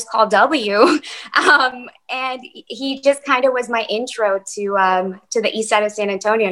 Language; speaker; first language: English; early bilingual, other home language; Spanish